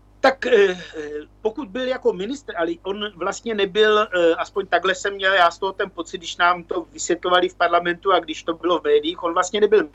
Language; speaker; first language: Czech; native; Czech